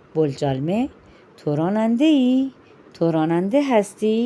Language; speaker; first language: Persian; non-native, fluent; Urdu